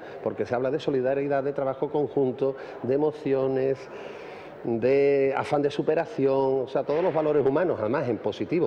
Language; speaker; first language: Spanish; native; Spanish